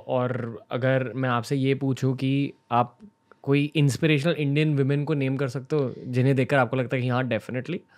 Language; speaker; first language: Hindi; native; Hindi